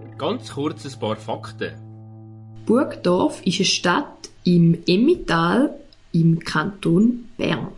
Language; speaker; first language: German; native; German